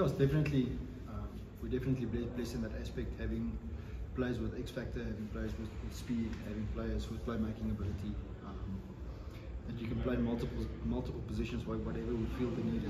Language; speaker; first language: English; non-native, local second language; Afrikaans